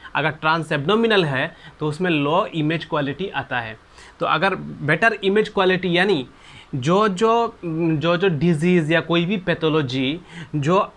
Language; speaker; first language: Hindi; non-native, local second language; Bangla